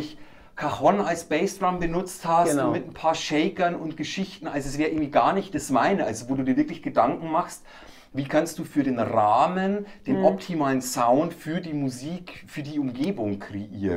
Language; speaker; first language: German; native; German